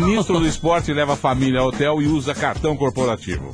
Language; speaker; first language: Portuguese; native; Portuguese